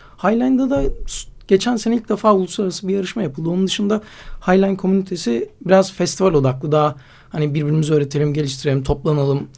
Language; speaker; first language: Turkish; native; Turkish